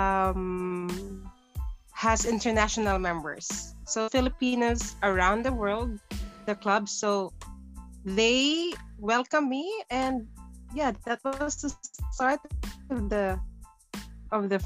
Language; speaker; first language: English; non-native, local second language; Cebuano